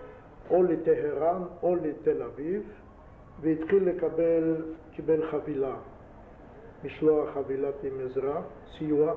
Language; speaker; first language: Hebrew; non-native, fluent; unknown